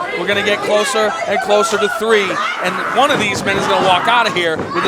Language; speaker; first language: English; native; English